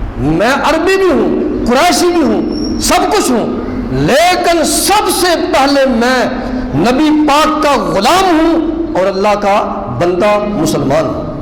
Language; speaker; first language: Urdu; non-native, local second language; Punjabi